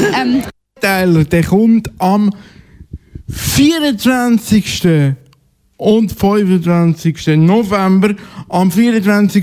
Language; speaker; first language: German; native; German